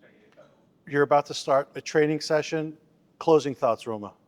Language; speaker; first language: English; native; English